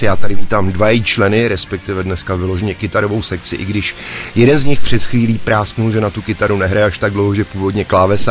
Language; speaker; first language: Czech; native; Czech